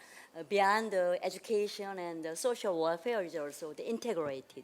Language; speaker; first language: English; non-native, learner; Korean